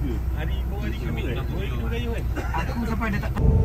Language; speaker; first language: Malay; native; Malay